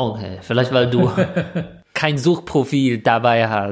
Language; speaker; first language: German; non-native, fluent; Chinese